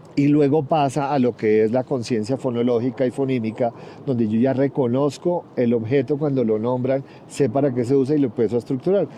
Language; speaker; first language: Spanish; native; Spanish